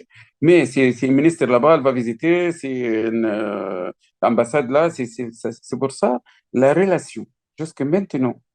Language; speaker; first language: French; non-native, fluent; Arabic